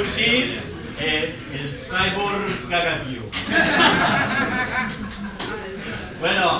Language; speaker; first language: Catalan; non-native, learner; Spanish